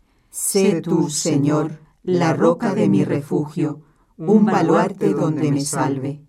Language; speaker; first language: Spanish; native; Spanish